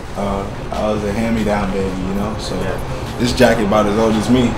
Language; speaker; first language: English; native; English